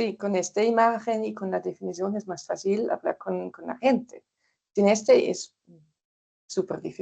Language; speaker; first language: Spanish; non-native, fluent; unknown